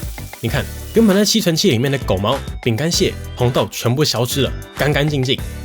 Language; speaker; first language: Chinese; native; Chinese